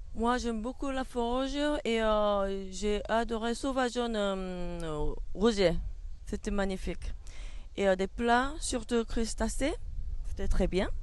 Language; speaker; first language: French; non-native, fluent; Korean